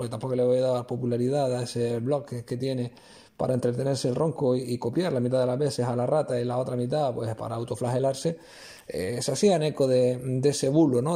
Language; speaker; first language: Spanish; native; Spanish